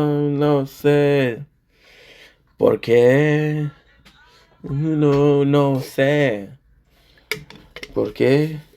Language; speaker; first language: Spanish; non-native, learner; English